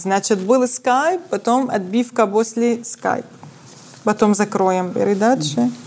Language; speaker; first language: Russian; non-native, fluent; Arabic